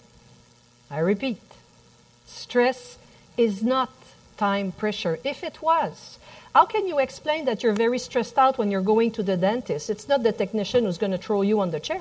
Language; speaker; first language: English; non-native, fluent; French